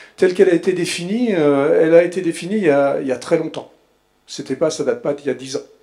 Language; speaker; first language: French; native; French